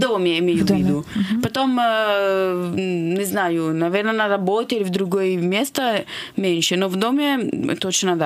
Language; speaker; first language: Russian; non-native, fluent; Italian